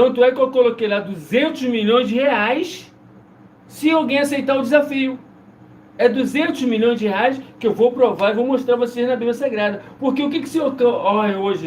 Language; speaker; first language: Portuguese; native; Portuguese